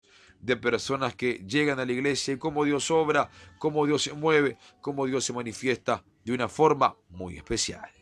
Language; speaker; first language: Spanish; native; Spanish